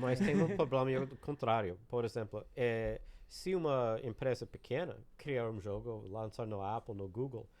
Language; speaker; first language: Portuguese; non-native, learner; English